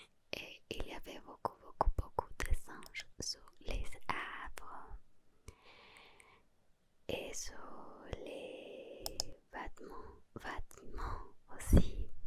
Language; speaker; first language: French; non-native, learner; Spanish